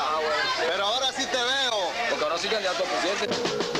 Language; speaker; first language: Spanish; native; Spanish